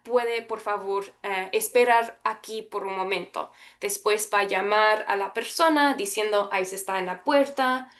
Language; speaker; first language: Spanish; early bilingual, heritage; Spanish